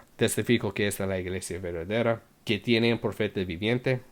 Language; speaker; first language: Spanish; non-native, fluent; English